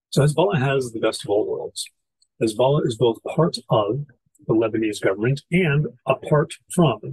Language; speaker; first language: English; native; English